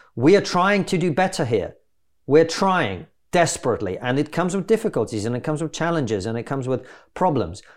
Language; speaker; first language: English; non-native, fluent; Russian